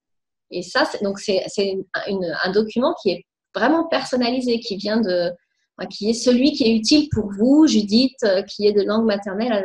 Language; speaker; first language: French; native; French